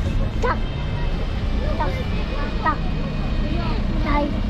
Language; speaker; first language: Korean; non-native, learner; Albanian